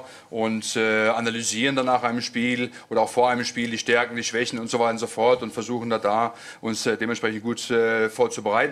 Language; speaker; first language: German; native; German